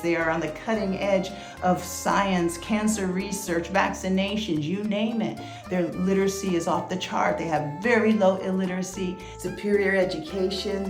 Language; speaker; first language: English; early bilingual, other home language; Spanish